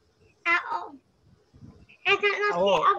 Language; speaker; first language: English; non-native, learner; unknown